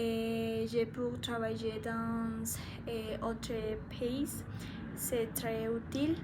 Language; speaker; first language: French; non-native, learner; Spanish